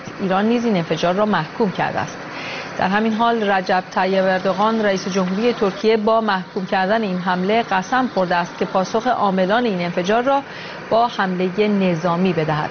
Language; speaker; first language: Persian; native; Persian